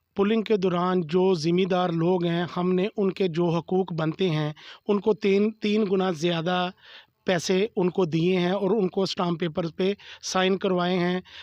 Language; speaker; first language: Urdu; non-native, local second language; Sindhi